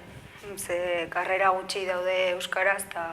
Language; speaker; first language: Basque; non-native, local second language; Spanish